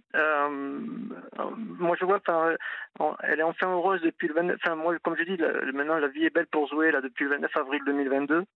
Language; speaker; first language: French; native; French